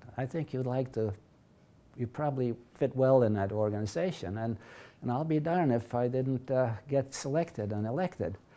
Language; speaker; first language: English; early bilingual, other home language; Latvian